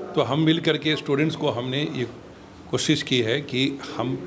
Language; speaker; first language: Hindi; native; Hindi